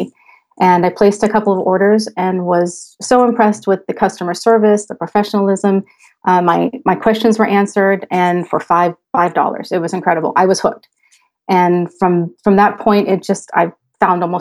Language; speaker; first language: English; native; English